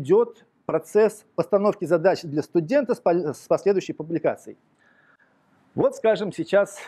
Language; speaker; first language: Russian; native; Russian